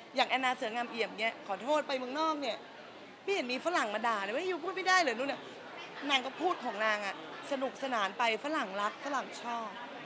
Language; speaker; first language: Thai; native; Thai